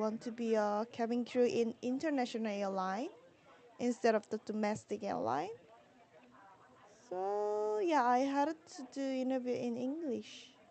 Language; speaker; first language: English; non-native, learner; Korean